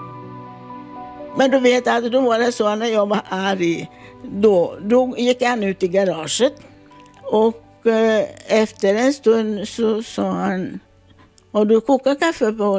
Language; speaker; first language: Swedish; non-native, fluent; Italian